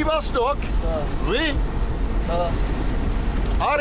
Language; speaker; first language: Russian; non-native, learner; English